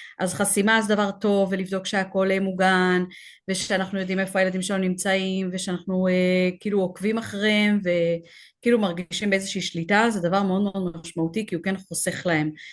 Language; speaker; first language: Hebrew; native; Hebrew